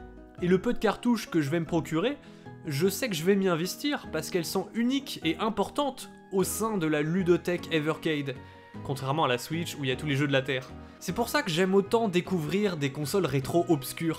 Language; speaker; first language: French; native; French